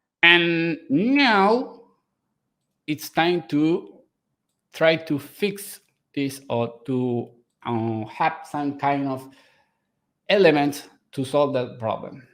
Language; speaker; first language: English; non-native, fluent; Spanish